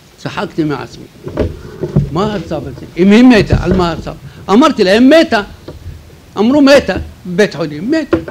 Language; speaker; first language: Hebrew; non-native, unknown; Arabic